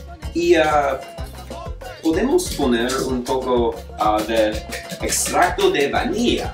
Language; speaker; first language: Spanish; non-native, learner; English